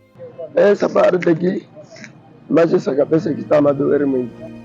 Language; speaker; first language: Portuguese; non-native, local second language; Makhuwa